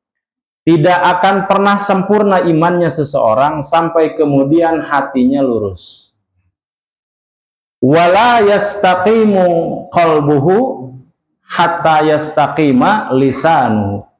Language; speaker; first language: Indonesian; non-native, local second language; Sundanese